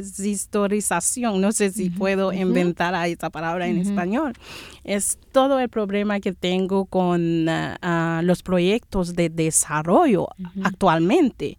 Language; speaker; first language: Spanish; non-native, fluent; Haitian Creole